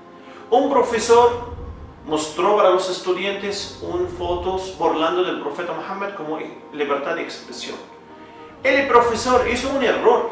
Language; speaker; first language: Spanish; non-native, fluent; Arabic